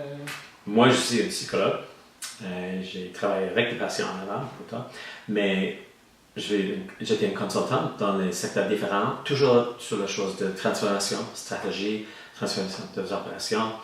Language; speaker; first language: French; non-native, learner; English